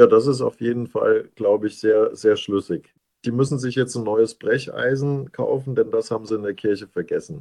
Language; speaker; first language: German; native; German